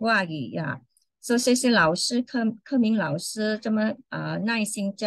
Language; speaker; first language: Chinese; non-native, fluent; English